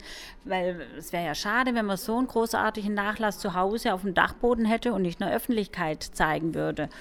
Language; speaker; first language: German; native; German